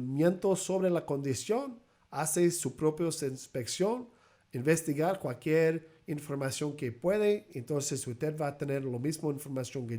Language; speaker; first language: Spanish; early bilingual, heritage; Spanish